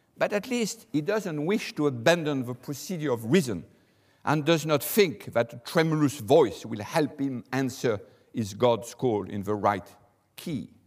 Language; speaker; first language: English; non-native, fluent; French